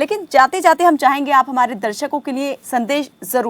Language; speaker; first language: Hindi; native; Hindi